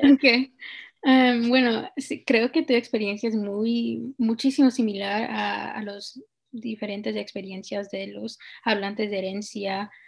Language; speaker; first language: Spanish; early bilingual, heritage; Spanish